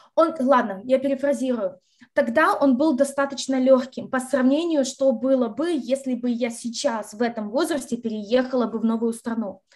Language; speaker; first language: Russian; native; Russian